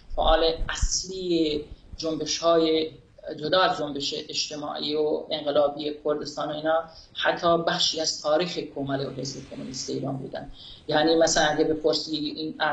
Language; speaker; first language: Persian; non-native, local second language; Kurdish